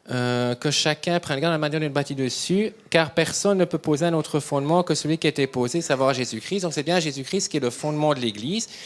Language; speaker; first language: French; native; French